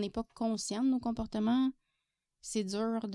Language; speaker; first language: French; native; French